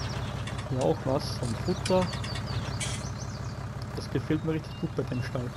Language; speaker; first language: German; native; German